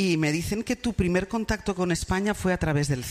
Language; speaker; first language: Spanish; native; Spanish